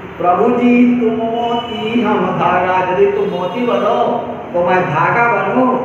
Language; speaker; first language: Hindi; native; Hindi